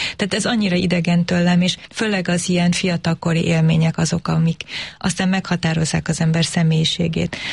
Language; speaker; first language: Hungarian; early bilingual, heritage; Hungarian